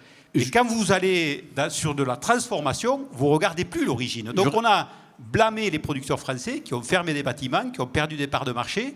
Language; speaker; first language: French; native; French